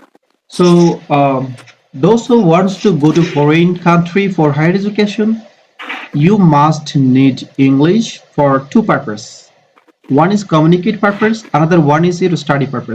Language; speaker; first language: English; non-native, fluent; Bangla